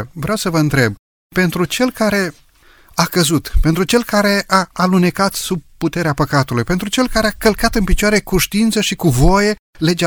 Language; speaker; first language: Romanian; native; Romanian